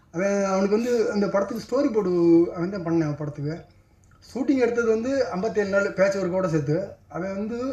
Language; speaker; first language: Tamil; native; Tamil